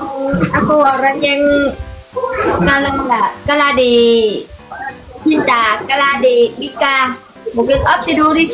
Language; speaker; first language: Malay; non-native, learner; Vietnamese